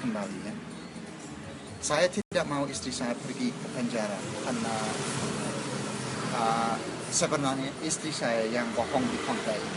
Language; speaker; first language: Indonesian; non-native, learner; English